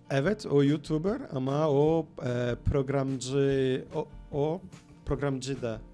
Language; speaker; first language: Turkish; non-native, learner; Portuguese